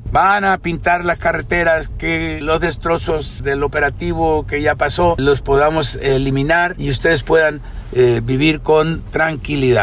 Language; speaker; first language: Spanish; native; Spanish